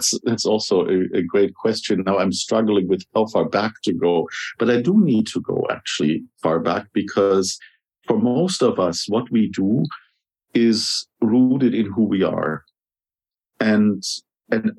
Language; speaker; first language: English; non-native, fluent; German